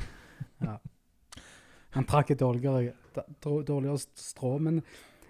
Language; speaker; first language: Norwegian; native; Norwegian